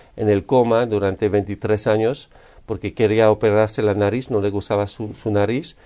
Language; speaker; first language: Spanish; non-native, fluent; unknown